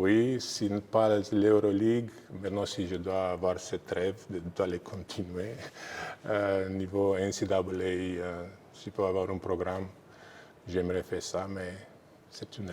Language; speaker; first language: French; non-native, fluent; Romanian